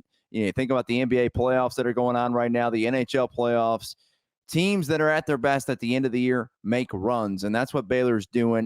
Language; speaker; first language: English; native; English